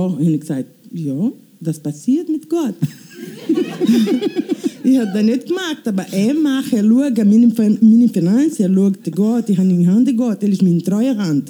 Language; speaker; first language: German; non-native, learner; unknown